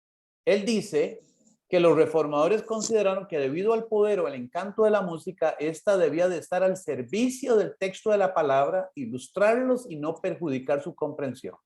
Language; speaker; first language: Spanish; native; Spanish